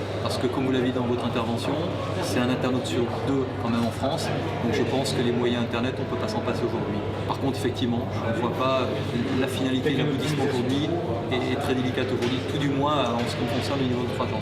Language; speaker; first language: French; native; French